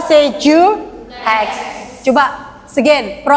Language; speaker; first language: English; non-native, learner; Indonesian